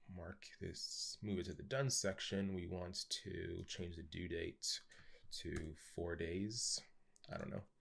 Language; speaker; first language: English; native; English